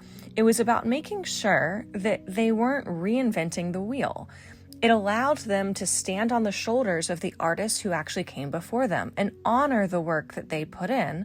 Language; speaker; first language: English; native; English